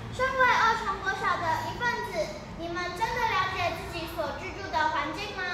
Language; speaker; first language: Chinese; native; Chinese